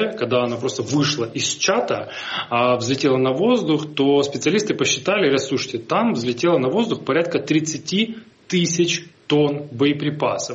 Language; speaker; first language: Russian; native; Russian